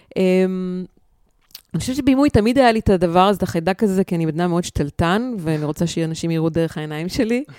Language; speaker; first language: Hebrew; native; Hebrew